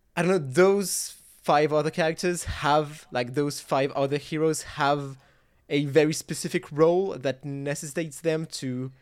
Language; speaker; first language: English; non-native, fluent; French